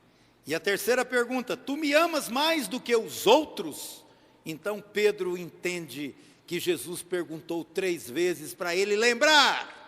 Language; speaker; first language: Portuguese; native; Portuguese